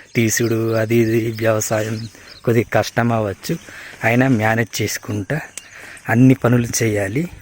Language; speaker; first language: Telugu; non-native, local second language; Gondi